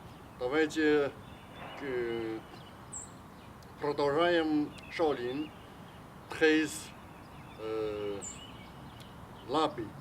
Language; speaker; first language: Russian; non-native, learner; Chinese